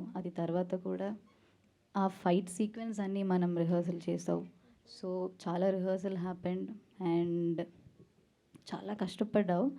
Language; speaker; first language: Telugu; non-native, learner; Malayalam